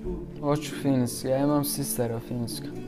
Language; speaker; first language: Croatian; non-native, learner; Kurdish